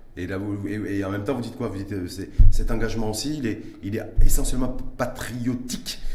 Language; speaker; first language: French; non-native, local second language; Arabic